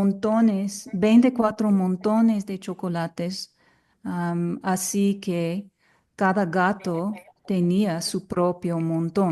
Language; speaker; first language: Spanish; non-native, fluent; English